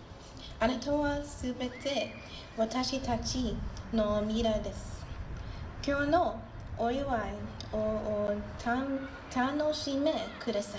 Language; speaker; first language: Japanese; non-native, learner; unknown